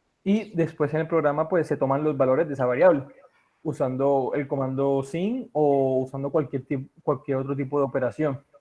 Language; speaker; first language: Spanish; native; Spanish